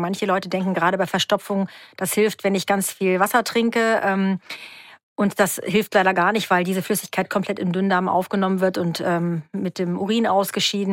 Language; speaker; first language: German; native; German